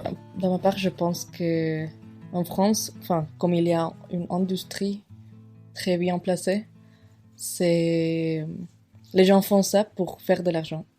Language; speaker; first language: French; non-native, fluent; Spanish